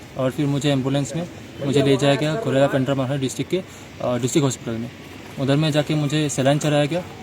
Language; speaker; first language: Hindi; non-native, local second language; Assamese